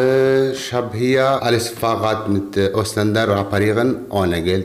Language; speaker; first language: German; non-native, learner; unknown